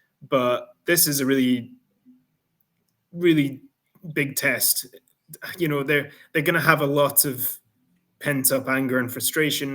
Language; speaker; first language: English; native; English